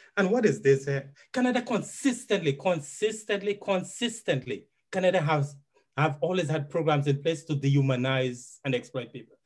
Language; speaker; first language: English; native; English